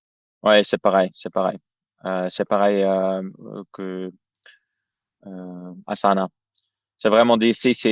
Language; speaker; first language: French; non-native, fluent; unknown